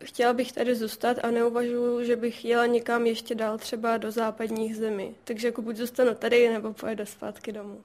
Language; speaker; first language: Czech; non-native, fluent; Russian